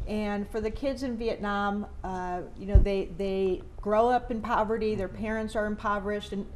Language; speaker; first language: English; native; English